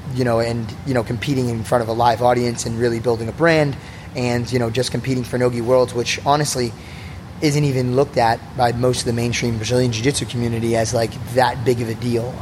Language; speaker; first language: English; native; English